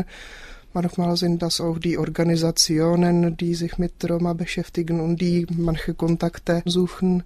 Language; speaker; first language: German; non-native, fluent; Czech